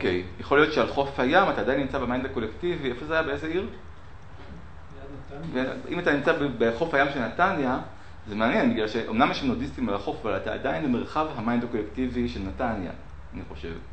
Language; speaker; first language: Hebrew; native; Hebrew